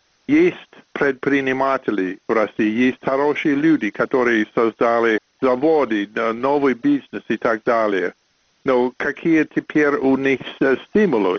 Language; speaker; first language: Russian; non-native, fluent; English